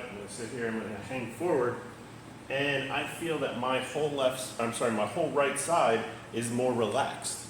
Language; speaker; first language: English; native; English